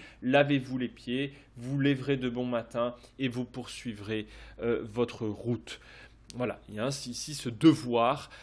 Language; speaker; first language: French; native; French